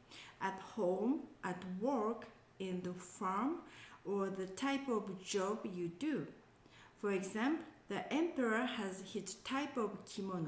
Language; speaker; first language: English; non-native, learner; Japanese